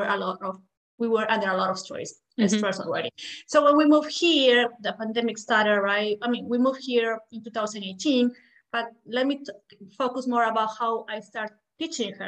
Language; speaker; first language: English; non-native, fluent; Spanish